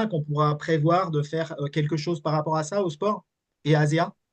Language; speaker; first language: French; native; French